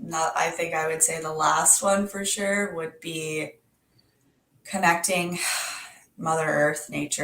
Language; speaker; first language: English; native; English